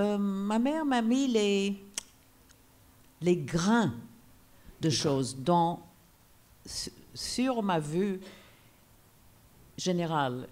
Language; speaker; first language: French; non-native, fluent; English